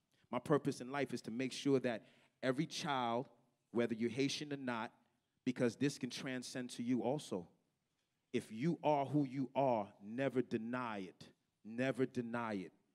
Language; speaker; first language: English; native; English